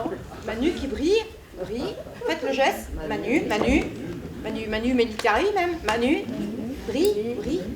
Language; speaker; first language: French; native; French